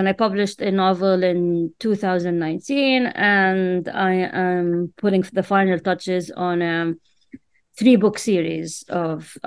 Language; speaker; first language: English; non-native, fluent; Arabic